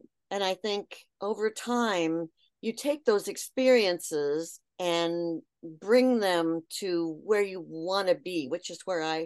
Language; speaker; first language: English; native; English